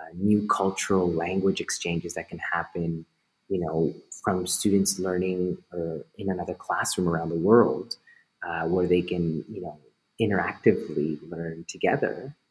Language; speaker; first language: English; native; English